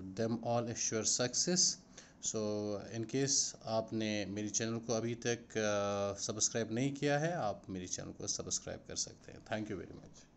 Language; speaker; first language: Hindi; non-native, local second language; Kashmiri